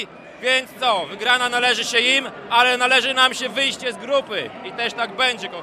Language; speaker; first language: Polish; native; Polish